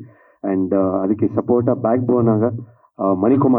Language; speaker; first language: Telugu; non-native, learner; Kannada